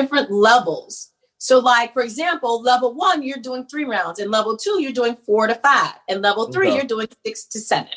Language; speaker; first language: English; native; English